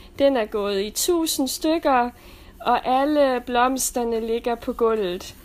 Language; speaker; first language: Danish; native; Danish